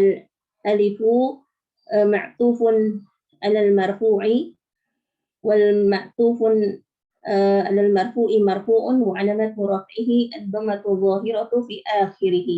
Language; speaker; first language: Arabic; non-native, learner; Indonesian